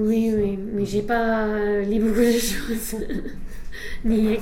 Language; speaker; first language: French; non-native, fluent; English